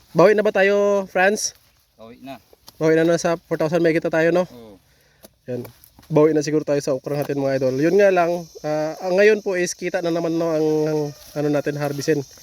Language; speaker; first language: Filipino; native; Filipino